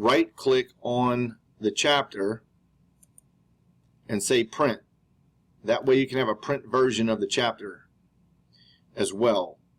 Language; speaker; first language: English; native; English